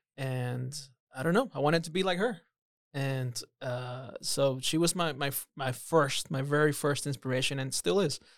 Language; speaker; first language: English; early bilingual, other home language; Spanish